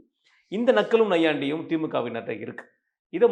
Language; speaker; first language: Tamil; native; Tamil